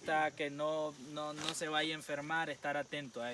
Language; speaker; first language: Spanish; native; Spanish